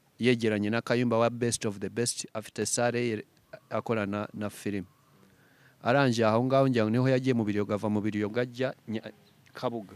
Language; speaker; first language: Kinyarwanda; early bilingual, heritage; Kinyarwanda